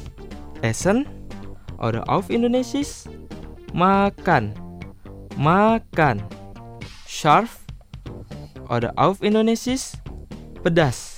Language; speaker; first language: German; non-native, fluent; Indonesian